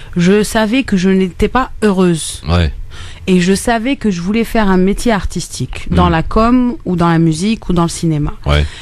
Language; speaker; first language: French; non-native, local second language; Arabic